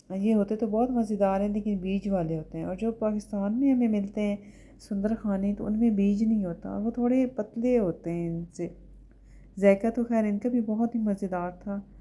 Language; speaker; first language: Urdu; native; Urdu